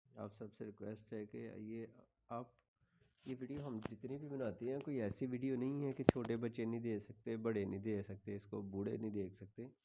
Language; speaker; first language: Urdu; non-native, local second language; Punjabi